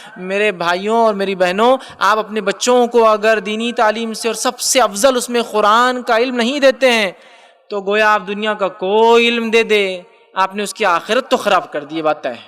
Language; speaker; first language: Urdu; native; Urdu